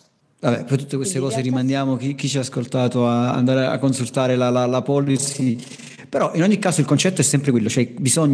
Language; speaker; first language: Italian; native; Italian